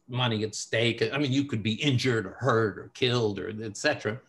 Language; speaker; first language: English; native; English